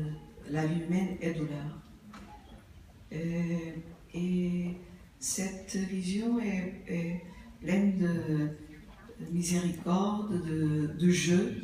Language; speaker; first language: French; non-native, fluent; Portuguese